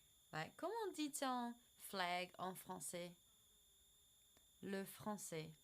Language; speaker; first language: French; non-native, fluent; English